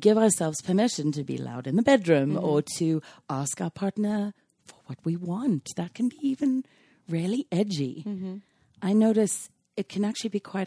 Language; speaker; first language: English; native; English